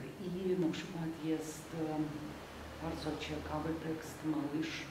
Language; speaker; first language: Polish; non-native, fluent; Lithuanian